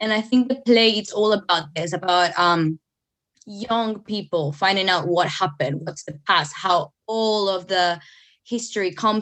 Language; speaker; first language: English; non-native, fluent; Spanish